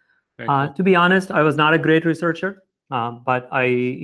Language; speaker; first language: English; non-native, local second language; Tamil